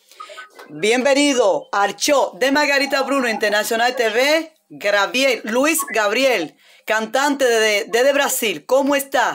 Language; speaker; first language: Spanish; native; Spanish